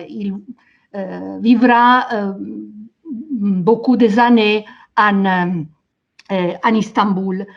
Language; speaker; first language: French; non-native, fluent; Italian